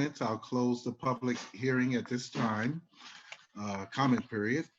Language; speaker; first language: English; native; English